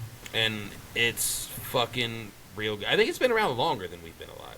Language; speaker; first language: English; native; English